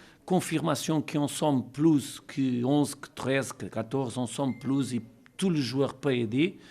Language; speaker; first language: French; non-native, learner; Portuguese